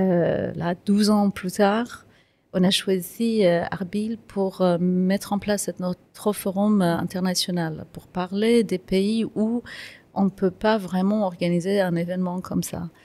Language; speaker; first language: French; non-native, fluent; Kurdish